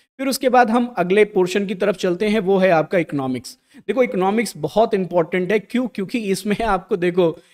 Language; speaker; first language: Hindi; native; Hindi